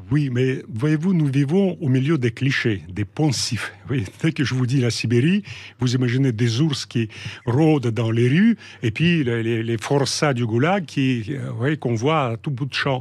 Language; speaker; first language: French; non-native, fluent; Russian